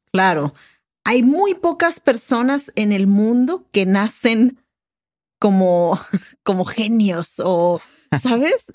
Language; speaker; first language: Spanish; native; Spanish